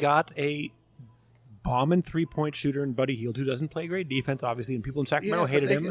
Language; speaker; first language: English; native; English